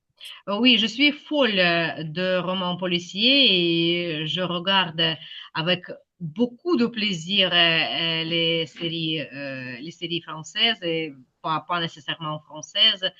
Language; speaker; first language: French; non-native, fluent; Ukrainian